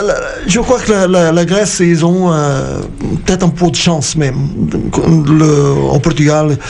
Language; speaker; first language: French; non-native, fluent; Portuguese